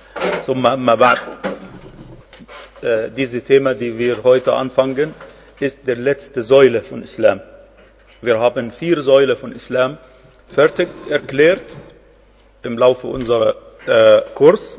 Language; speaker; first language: German; non-native, fluent; Arabic